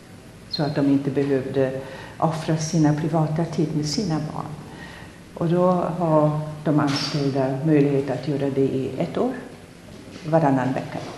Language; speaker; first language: Swedish; non-native, fluent; German